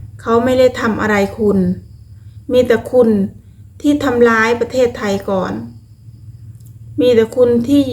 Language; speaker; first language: Thai; non-native, local second language; Lao